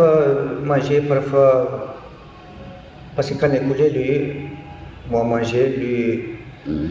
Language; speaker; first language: French; non-native, learner; Turkish